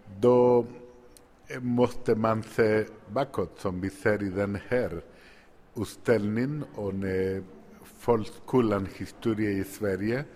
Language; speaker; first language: Swedish; non-native, fluent; Spanish